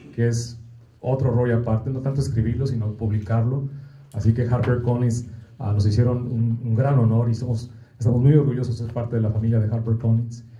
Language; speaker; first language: Spanish; native; Spanish